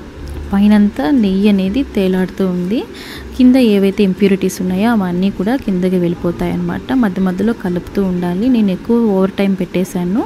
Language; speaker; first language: Telugu; native; Telugu